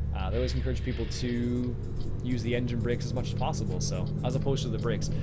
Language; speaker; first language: English; native; English